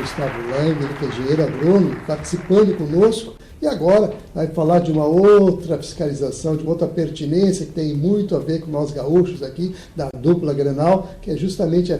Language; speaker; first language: Portuguese; native; Portuguese